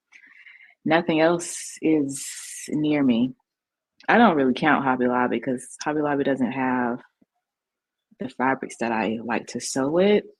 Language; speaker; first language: English; native; English